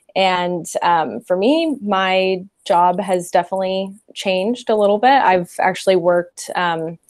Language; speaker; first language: English; native; English